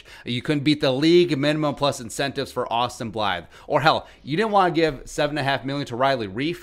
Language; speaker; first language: English; native; English